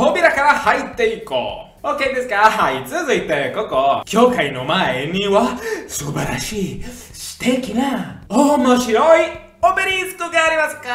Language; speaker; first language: Japanese; non-native, fluent; Italian